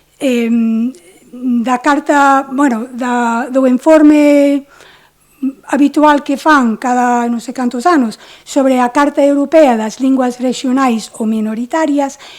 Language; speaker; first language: Galician; non-native, fluent; English